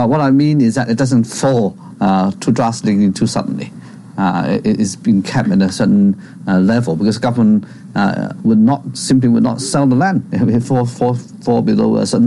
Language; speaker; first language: English; non-native, local second language; Cantonese